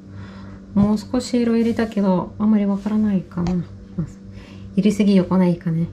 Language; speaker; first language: Japanese; non-native, learner; Russian